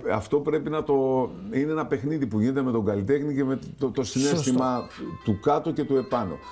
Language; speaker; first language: Greek; native; Greek